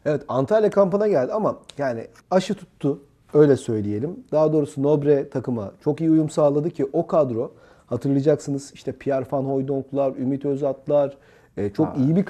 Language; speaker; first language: Turkish; native; Turkish